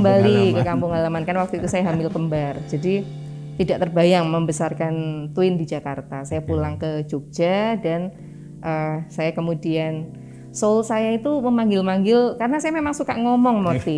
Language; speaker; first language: Indonesian; native; Indonesian